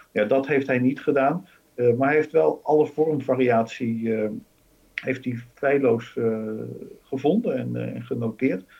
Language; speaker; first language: Dutch; native; Dutch